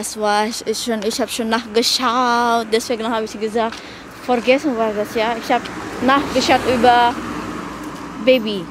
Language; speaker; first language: German; non-native, learner; Indonesian